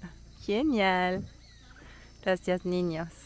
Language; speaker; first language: Spanish; non-native, fluent; French